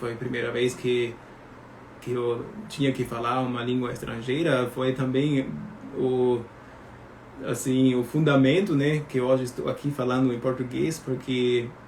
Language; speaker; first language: Portuguese; non-native, fluent; German